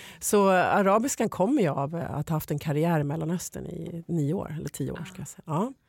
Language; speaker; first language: Swedish; native; Swedish